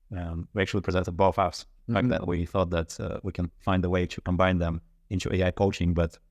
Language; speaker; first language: English; non-native, fluent; Russian